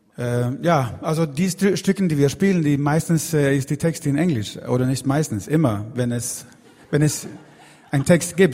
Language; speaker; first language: German; non-native, fluent; Swedish